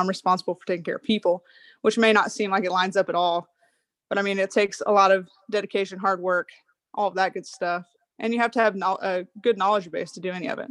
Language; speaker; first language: English; native; English